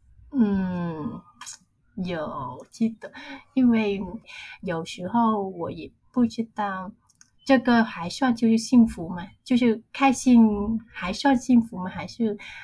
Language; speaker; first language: Chinese; non-native, learner; Vietnamese